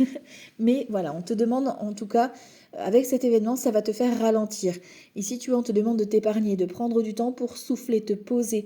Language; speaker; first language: French; native; French